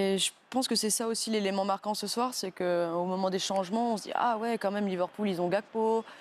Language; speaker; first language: French; native; French